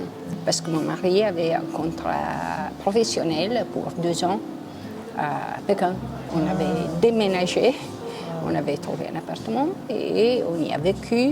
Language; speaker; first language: French; non-native, local second language; Italian